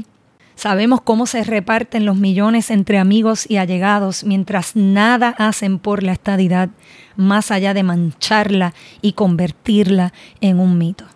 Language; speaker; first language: Spanish; native; Spanish